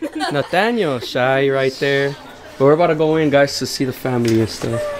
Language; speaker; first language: English; early bilingual, other home language; Spanish